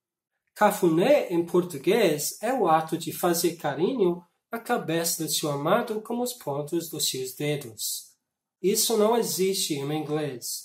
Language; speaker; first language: Portuguese; non-native, fluent; English